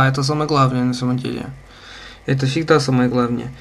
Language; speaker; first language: Russian; non-native, fluent; Italian